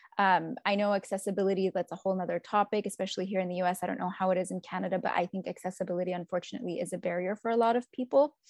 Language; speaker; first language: English; native; English